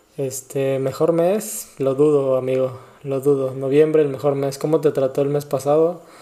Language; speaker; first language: Spanish; native; Spanish